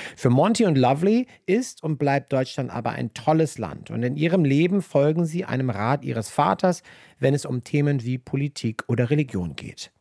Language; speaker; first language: German; native; German